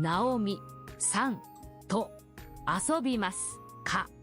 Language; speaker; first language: Japanese; non-native, learner; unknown